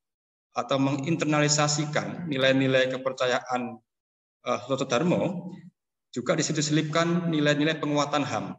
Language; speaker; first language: Indonesian; native; Indonesian